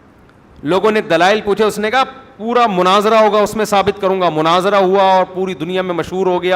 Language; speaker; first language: Urdu; native; Urdu